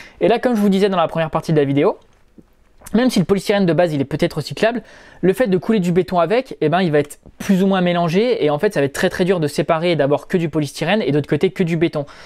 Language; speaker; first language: French; native; French